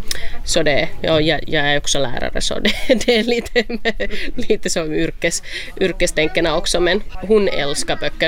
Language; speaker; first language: Swedish; non-native, local second language; Finnish